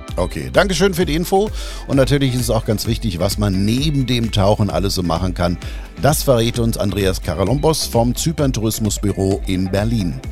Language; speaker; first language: German; native; German